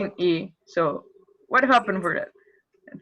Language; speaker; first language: English; non-native, fluent; Spanish